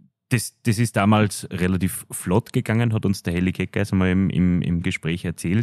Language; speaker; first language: German; native; German